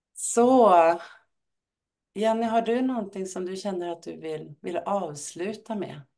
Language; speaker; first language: Swedish; native; Swedish